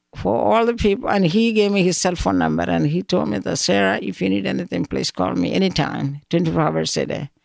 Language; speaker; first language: English; non-native, local second language; Malayalam